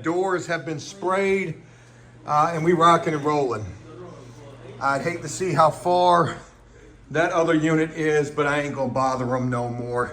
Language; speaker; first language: English; native; English